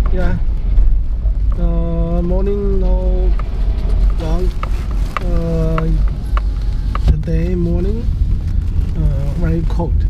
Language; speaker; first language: English; non-native, learner; Chinese